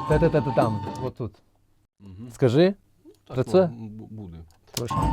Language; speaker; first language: Ukrainian; non-native, learner; Persian